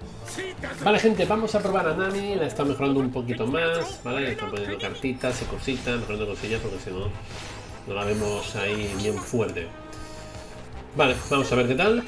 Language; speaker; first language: Spanish; native; Spanish